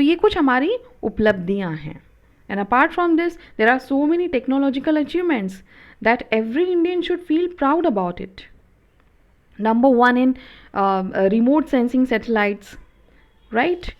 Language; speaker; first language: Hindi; non-native, local second language; Marathi